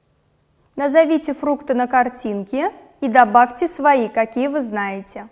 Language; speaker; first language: Russian; non-native, local second language; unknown